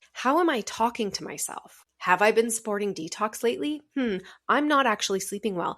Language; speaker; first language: English; native; English